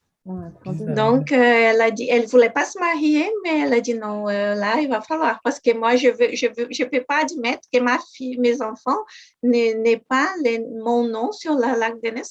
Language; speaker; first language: French; non-native, fluent; Portuguese